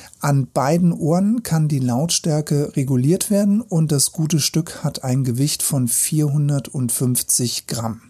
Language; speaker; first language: German; native; German